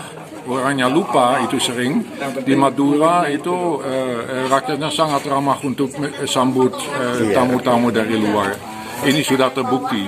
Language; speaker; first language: Indonesian; non-native, fluent; Dutch